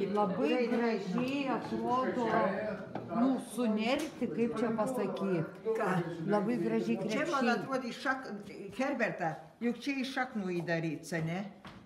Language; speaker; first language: Lithuanian; native; Lithuanian